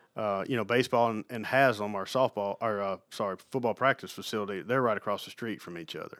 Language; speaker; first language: English; native; English